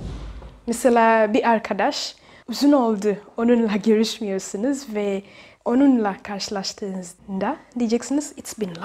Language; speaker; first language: Turkish; non-native, fluent; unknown